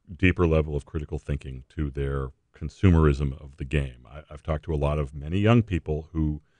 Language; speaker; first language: English; native; English